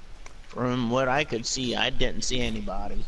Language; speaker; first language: English; native; English